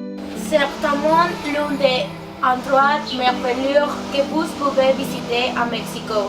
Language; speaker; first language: French; non-native, learner; Spanish